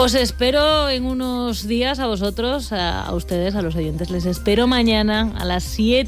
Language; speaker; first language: Spanish; native; Spanish